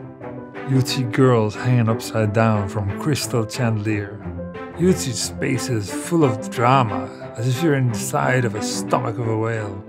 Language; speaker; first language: English; non-native, fluent; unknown